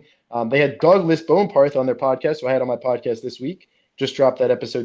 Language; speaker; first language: English; native; English